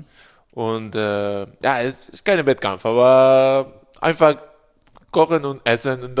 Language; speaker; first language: German; non-native, learner; Spanish